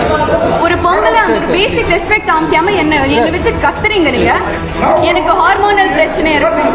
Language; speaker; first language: Tamil; non-native, fluent; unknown